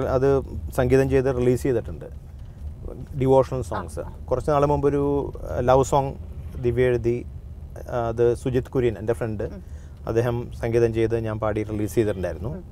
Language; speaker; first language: Malayalam; native; Malayalam